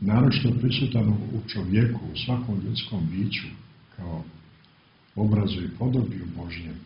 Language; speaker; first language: Croatian; native; Croatian